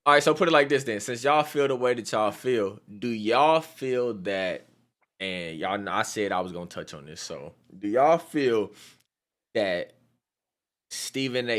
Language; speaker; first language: English; native; English